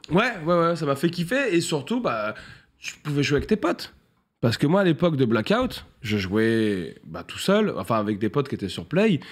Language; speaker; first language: French; native; French